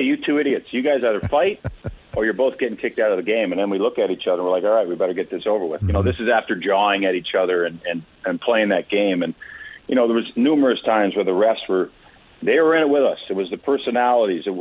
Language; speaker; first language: English; native; English